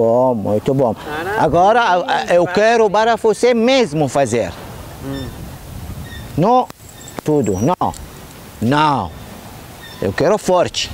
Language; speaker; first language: Portuguese; non-native, learner; Arabic